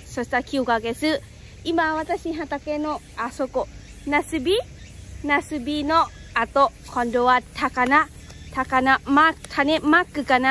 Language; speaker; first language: Japanese; non-native, learner; Lao